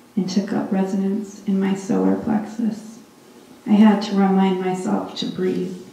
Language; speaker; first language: English; early bilingual, other home language; Hindi